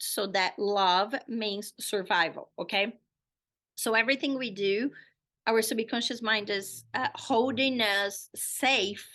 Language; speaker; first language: English; non-native, fluent; Portuguese